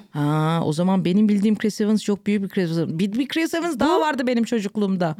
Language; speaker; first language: Turkish; early bilingual, heritage; Turkish